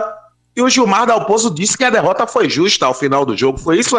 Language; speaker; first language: Portuguese; native; Portuguese